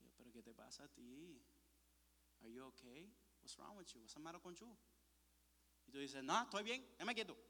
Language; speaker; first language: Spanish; early bilingual, heritage; Spanish